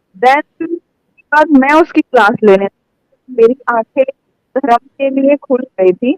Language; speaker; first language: Hindi; native; Hindi